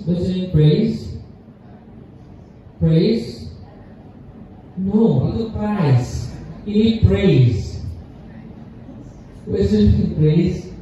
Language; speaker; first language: English; non-native, learner; Indonesian